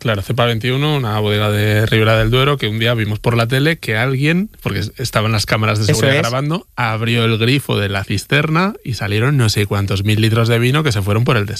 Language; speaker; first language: Spanish; native; Spanish